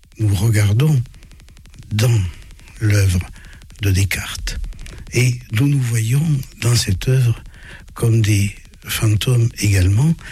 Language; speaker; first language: French; early bilingual, other home language; German